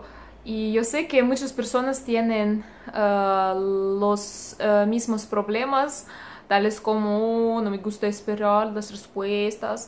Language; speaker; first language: Spanish; non-native, learner; Russian